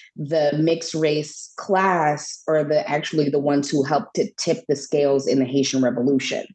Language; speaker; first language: English; native; English